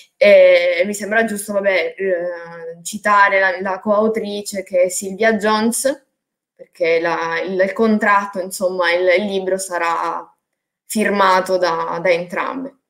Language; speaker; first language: Italian; native; Italian